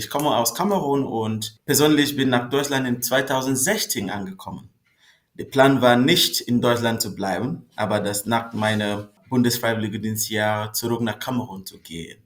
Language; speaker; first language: German; non-native, fluent; Northern Sotho